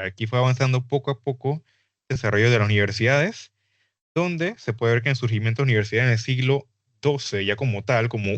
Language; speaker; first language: Spanish; native; Spanish